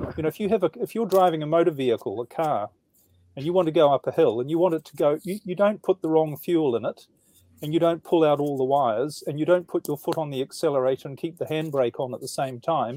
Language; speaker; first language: English; native; English